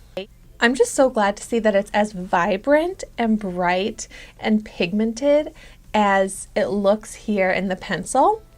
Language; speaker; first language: English; native; English